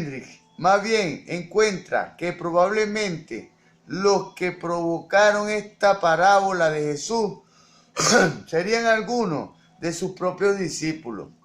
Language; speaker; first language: Spanish; native; Spanish